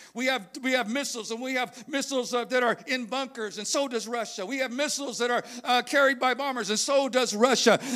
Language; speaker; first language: English; native; English